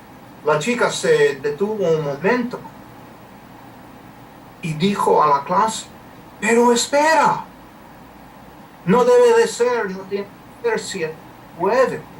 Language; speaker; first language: Spanish; non-native, fluent; English